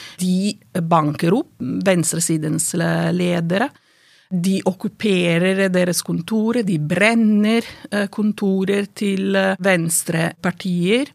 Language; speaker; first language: Norwegian; non-native, fluent; Italian